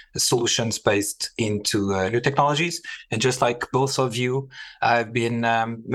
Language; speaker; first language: English; non-native, fluent; Portuguese